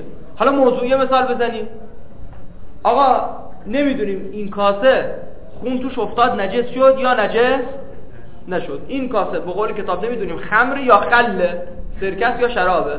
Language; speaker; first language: Persian; native; Persian